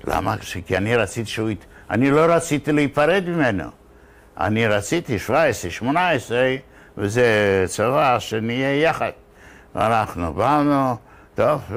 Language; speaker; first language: Hebrew; non-native, fluent; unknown